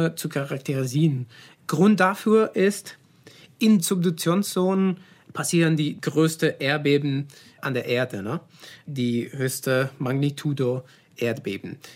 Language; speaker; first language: German; non-native, fluent; Italian